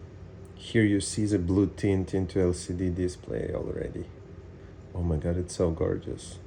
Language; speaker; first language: English; non-native, fluent; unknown